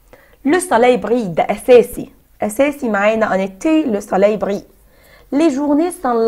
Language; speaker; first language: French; non-native, fluent; Arabic